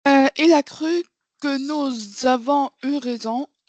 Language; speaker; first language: French; non-native, learner; Arabic